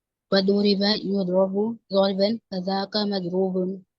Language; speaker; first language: Arabic; non-native, learner; Urdu